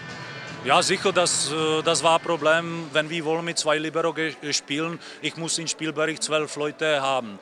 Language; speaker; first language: German; non-native, learner; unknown